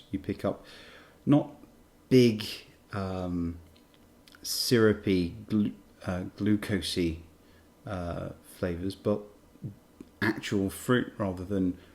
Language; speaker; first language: English; native; English